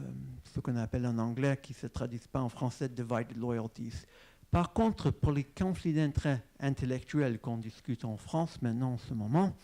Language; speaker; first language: French; non-native, fluent; English